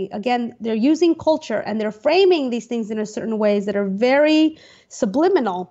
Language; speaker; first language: English; native; English